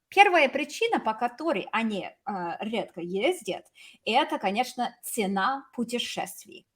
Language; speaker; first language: Russian; non-native, fluent; English